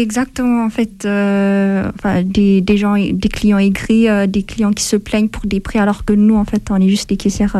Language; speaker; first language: French; non-native, fluent; Amharic